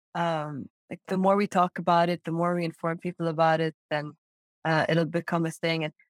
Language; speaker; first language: English; non-native, fluent; Arabic